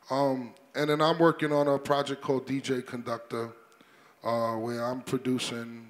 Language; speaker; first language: English; native; English